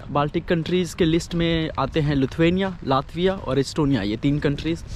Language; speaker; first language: Hindi; native; Hindi